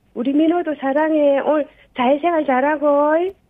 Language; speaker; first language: Korean; native; Korean